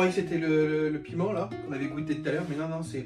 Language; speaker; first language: French; native; French